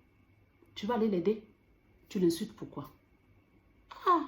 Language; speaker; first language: French; native; French